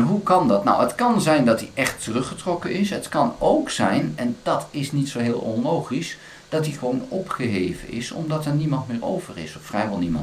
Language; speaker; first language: Dutch; native; Dutch